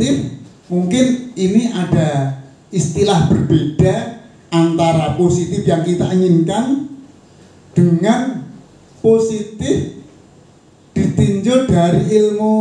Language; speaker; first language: Indonesian; native; Indonesian